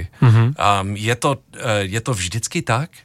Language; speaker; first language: Czech; non-native, learner; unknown